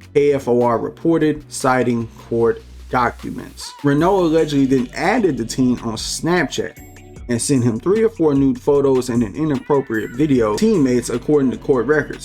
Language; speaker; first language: English; native; English